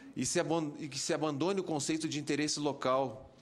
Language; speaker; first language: Portuguese; native; Portuguese